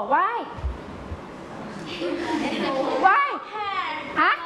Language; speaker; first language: English; non-native, learner; Thai